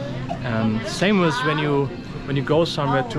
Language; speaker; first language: English; non-native, fluent; German